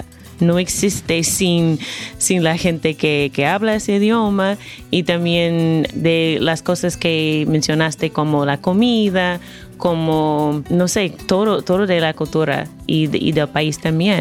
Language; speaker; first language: Spanish; non-native, fluent; English